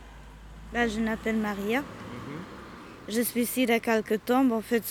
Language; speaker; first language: French; non-native, learner; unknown